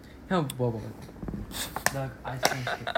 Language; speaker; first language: Korean; non-native, fluent; Chinese